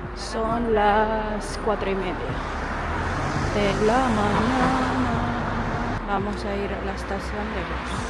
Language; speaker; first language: Spanish; non-native, fluent; Filipino